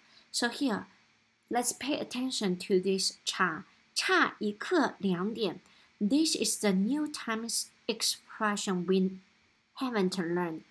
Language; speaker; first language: English; non-native, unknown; Chinese